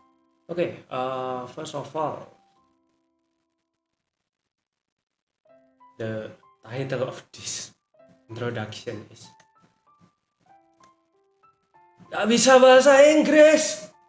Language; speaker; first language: English; non-native, learner; Indonesian